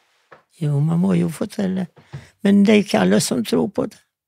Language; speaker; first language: Norwegian; non-native, fluent; Yiddish